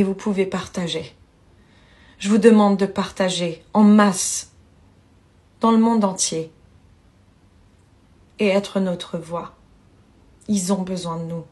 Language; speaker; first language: French; early bilingual, other home language; Persian